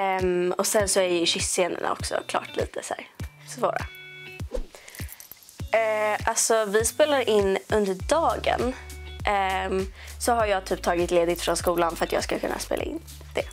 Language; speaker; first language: Swedish; native; Swedish